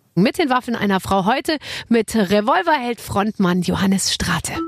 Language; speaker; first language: German; native; German